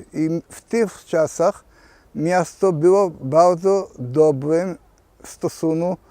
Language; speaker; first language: Polish; early bilingual, heritage; Polish